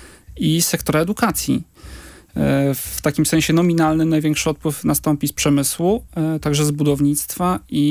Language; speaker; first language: Polish; native; Polish